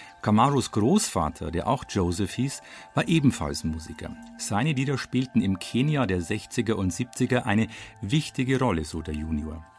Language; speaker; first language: German; native; German